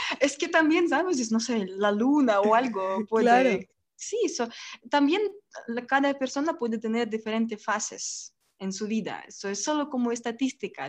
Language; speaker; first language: Spanish; non-native, learner; Russian